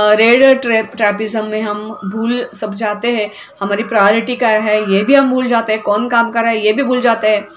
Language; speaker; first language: Hindi; non-native, local second language; Marathi